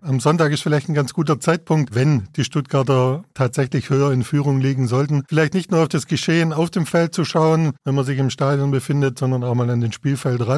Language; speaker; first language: German; native; German